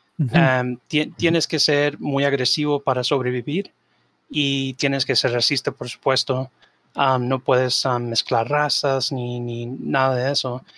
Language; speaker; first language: Spanish; early bilingual, heritage; Spanish